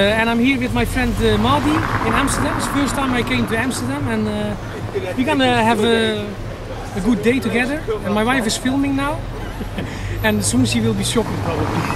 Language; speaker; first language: English; non-native, fluent; Dutch